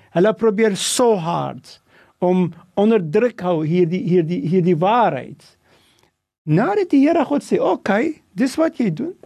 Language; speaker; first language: Afrikaans; non-native, local second language; English